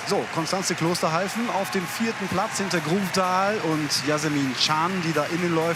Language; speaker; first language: German; native; German